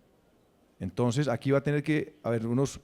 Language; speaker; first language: Spanish; native; Spanish